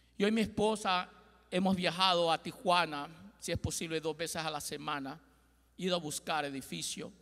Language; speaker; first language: Spanish; early bilingual, heritage; Spanish